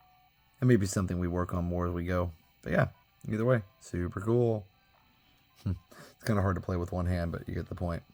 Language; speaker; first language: English; native; English